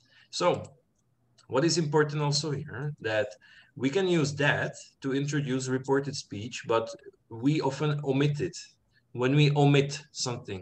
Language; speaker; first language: English; non-native, fluent; Czech